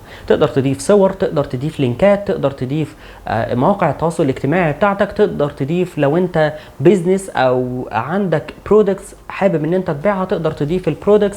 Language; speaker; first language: Arabic; native; Arabic